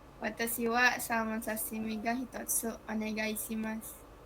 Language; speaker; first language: Japanese; non-native, learner; Indonesian